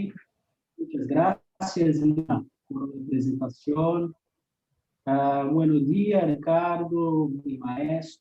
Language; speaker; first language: Spanish; non-native, learner; Portuguese